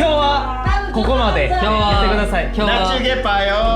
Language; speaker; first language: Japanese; non-native, learner; Korean